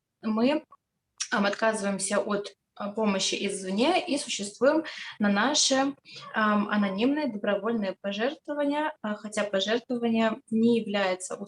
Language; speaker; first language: Russian; native; Russian